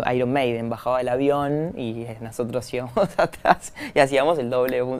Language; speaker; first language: Spanish; native; Spanish